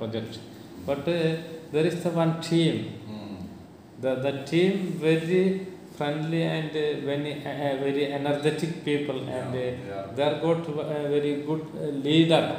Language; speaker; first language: English; non-native, learner; Malayalam